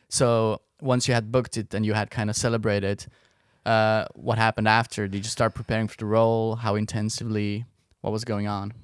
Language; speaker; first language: English; non-native, fluent; Estonian